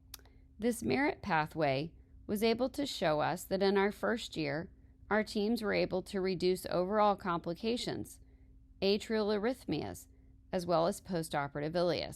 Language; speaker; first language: English; native; English